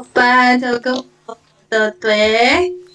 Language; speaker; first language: Korean; non-native, learner; Indonesian